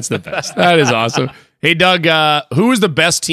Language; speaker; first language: English; native; English